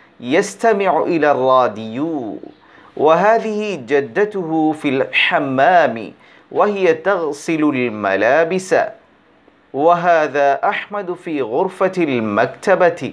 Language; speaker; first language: Arabic; non-native, fluent; Bangla